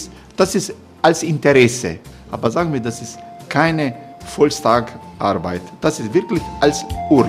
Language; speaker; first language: German; non-native, fluent; Croatian